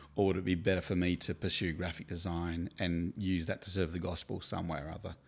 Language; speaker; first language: English; native; English